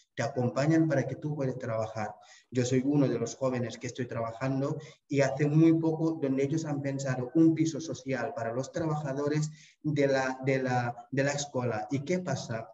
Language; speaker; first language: Spanish; non-native, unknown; Wolof